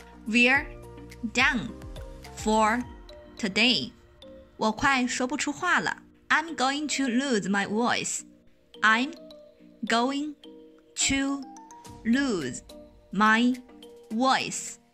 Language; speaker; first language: English; non-native, fluent; Chinese